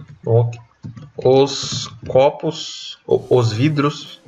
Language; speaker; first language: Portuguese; non-native, fluent; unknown